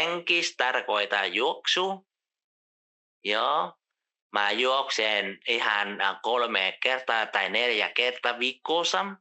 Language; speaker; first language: Finnish; non-native, fluent; Vietnamese